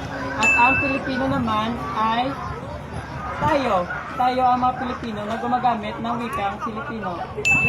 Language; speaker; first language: Filipino; non-native, local second language; Hiligaynon